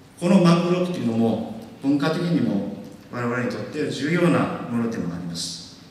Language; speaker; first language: Japanese; non-native, fluent; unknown